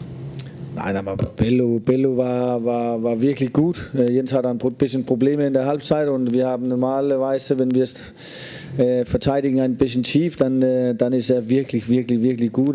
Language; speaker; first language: German; non-native, learner; Danish